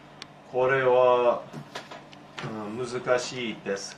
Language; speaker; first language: Japanese; non-native, learner; English